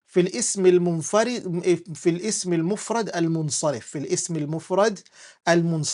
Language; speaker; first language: Arabic; non-native, fluent; English